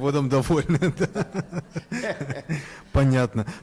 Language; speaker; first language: Russian; native; Russian